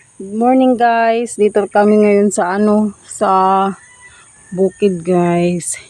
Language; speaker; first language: Filipino; non-native, local second language; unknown